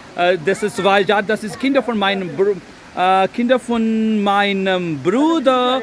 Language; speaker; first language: German; non-native, learner; Urdu